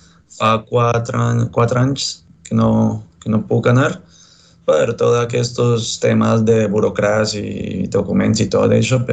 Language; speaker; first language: Catalan; non-native, fluent; Spanish